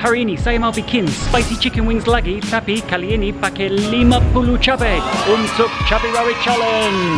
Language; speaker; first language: Indonesian; non-native, learner; English